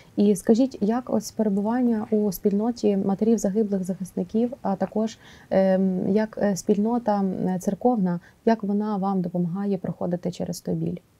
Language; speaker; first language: Ukrainian; native; Ukrainian